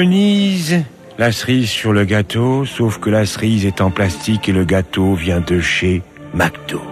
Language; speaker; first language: French; native; French